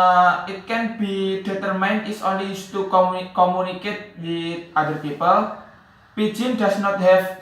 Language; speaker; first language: English; non-native, learner; Javanese